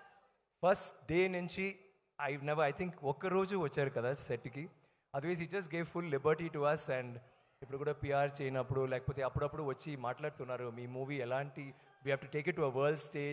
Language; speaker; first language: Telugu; non-native, learner; Tamil